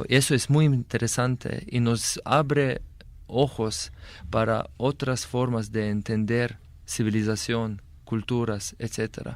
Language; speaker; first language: Spanish; non-native, fluent; Slovenian